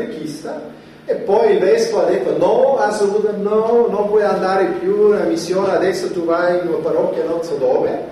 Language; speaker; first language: Italian; non-native, fluent; German